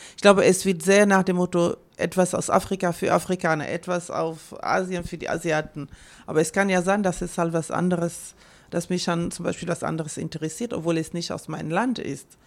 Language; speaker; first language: German; non-native, fluent; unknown